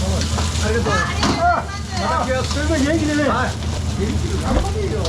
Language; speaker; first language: Japanese; native; Japanese